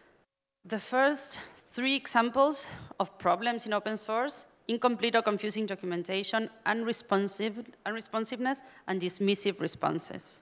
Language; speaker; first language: English; non-native, fluent; Spanish